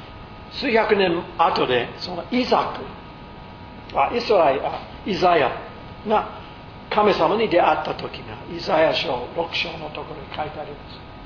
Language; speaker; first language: Japanese; non-native, fluent; English